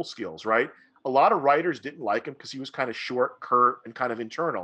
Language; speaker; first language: English; native; English